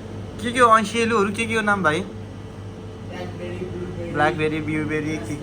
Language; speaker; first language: Nepali; native; Nepali